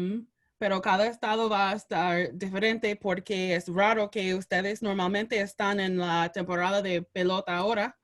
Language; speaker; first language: Spanish; non-native, learner; English